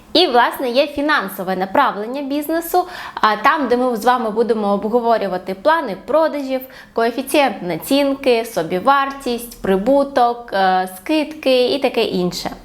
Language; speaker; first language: Ukrainian; non-native, local second language; Russian